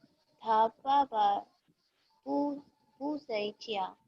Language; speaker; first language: Chinese; non-native, learner; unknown